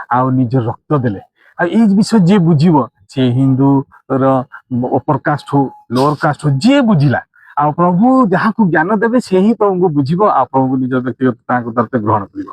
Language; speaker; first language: Odia; native; Odia